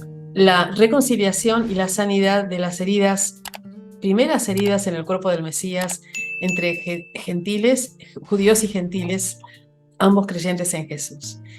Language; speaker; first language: Spanish; native; Spanish